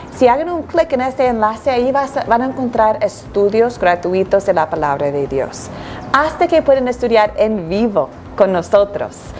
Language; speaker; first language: Spanish; non-native, fluent; English